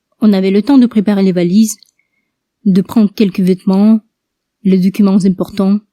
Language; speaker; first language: French; non-native, fluent; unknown